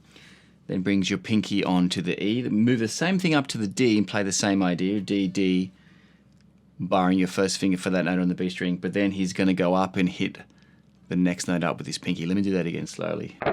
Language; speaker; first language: English; native; English